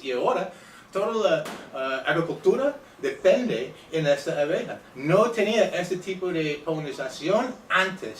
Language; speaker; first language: Spanish; non-native, fluent; English